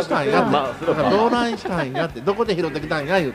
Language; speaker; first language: Japanese; native; Japanese